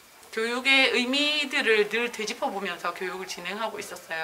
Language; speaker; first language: Korean; native; Korean